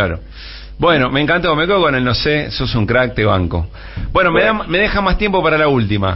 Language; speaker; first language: Spanish; native; Spanish